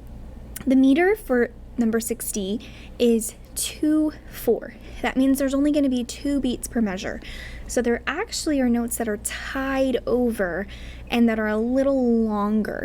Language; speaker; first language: English; native; English